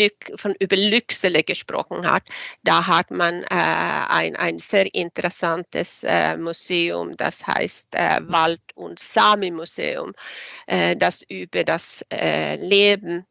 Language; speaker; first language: German; non-native, fluent; Swedish